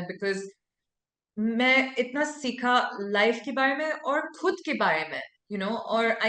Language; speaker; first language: Hindi; non-native, local second language; English